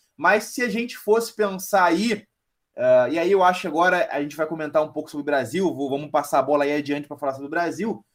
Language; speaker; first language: Portuguese; native; Portuguese